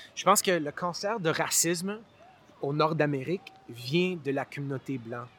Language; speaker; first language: French; non-native, local second language; English